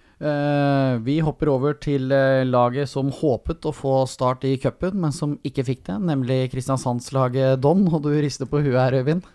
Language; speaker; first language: Norwegian; native; Norwegian